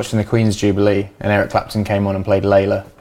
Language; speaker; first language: English; native; English